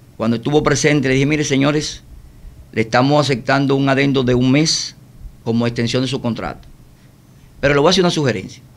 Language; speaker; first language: Spanish; native; Spanish